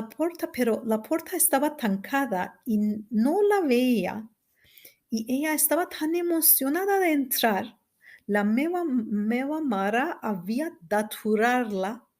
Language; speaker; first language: Catalan; non-native, learner; Turkish